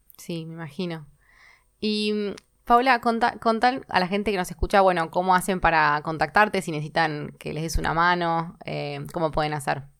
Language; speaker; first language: Spanish; native; Spanish